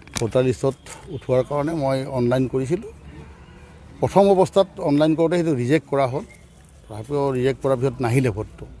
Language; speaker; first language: Assamese; native; Assamese